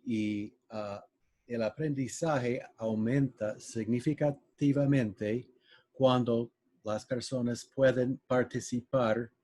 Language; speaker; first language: Spanish; non-native, fluent; English